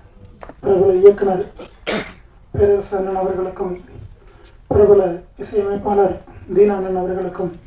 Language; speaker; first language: Tamil; native; Tamil